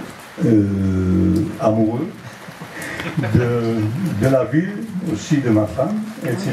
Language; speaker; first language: French; non-native, local second language; Dutch